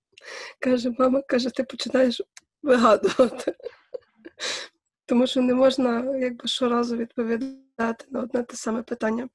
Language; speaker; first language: Ukrainian; native; Ukrainian